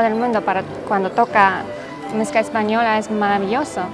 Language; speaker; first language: Spanish; non-native, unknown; Japanese